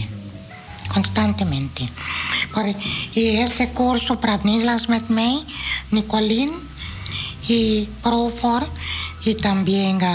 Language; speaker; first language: Spanish; non-native, fluent; Dutch